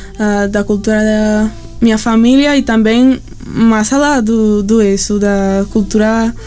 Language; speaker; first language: Portuguese; non-native, learner; English